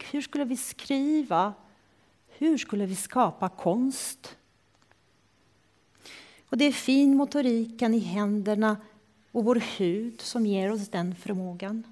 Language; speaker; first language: Swedish; non-native, fluent; Croatian